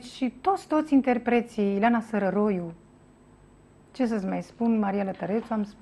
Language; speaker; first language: Romanian; native; Romanian